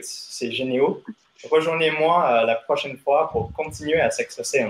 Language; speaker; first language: French; non-native, fluent; English